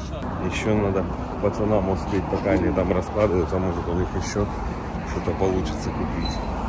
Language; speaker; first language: Russian; native; Russian